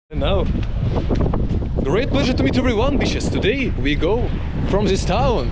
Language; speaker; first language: English; non-native, fluent; Russian